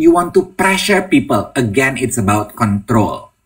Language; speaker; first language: English; non-native, fluent; Indonesian